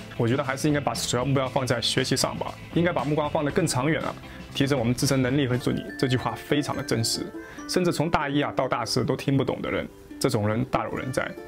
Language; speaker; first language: Chinese; native; Chinese